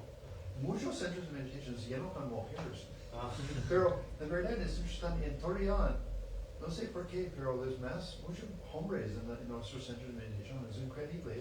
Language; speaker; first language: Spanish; non-native, learner; English